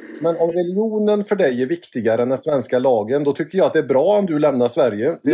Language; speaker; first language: Swedish; native; Swedish